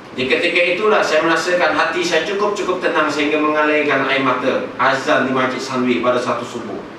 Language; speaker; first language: Malay; non-native, local second language; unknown